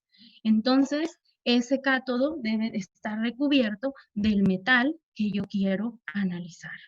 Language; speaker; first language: Spanish; native; Spanish